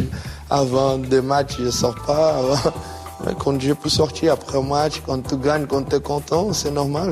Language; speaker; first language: French; non-native, fluent; Portuguese